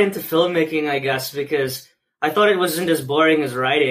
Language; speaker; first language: English; non-native, local second language; Filipino